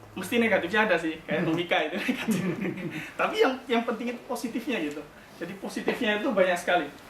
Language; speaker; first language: Indonesian; native; Indonesian